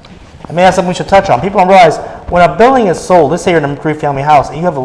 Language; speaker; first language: English; native; English